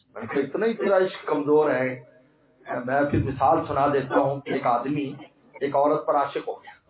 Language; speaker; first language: Urdu; non-native, local second language; Punjabi